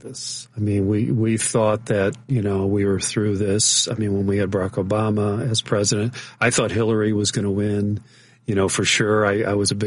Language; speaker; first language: English; native; English